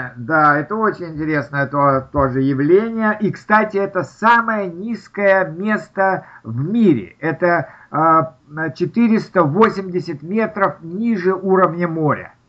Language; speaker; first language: Russian; native; Russian